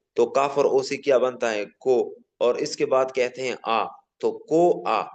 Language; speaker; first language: Urdu; non-native, local second language; Pashto